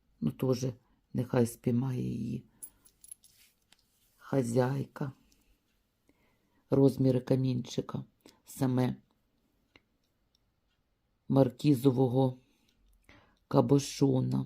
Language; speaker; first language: Ukrainian; native; Ukrainian